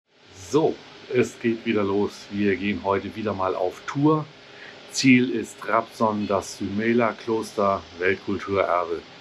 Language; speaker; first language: German; native; German